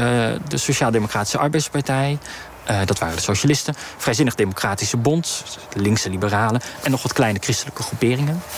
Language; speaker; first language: Dutch; native; Dutch